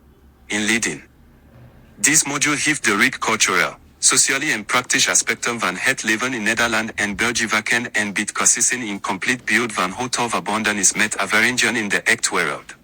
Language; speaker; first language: Dutch; non-native, learner; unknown